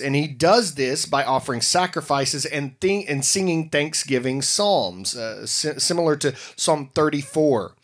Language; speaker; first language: English; native; English